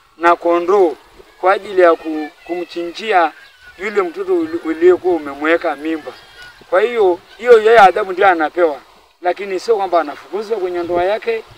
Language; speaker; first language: Swahili; non-native, local second language; Masai